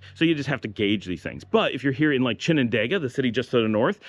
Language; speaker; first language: English; native; English